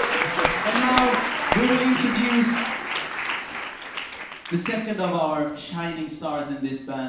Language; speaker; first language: English; non-native, fluent; Mandingo